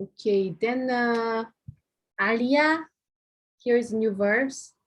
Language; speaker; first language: English; non-native, fluent; Korean